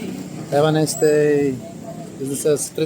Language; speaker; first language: English; non-native, learner; Turkish